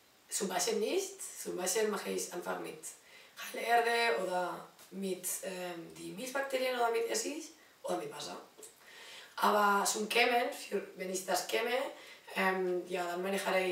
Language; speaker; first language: German; non-native, learner; Spanish